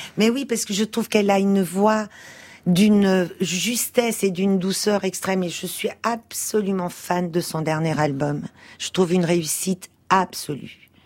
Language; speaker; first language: French; early bilingual, other home language; Portuguese